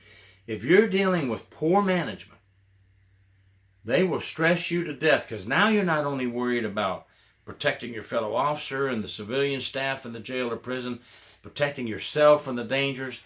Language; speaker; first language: English; native; English